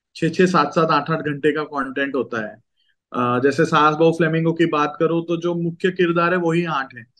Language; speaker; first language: Hindi; non-native, local second language; Gujarati